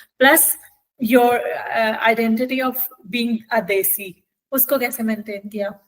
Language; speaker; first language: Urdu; native; Urdu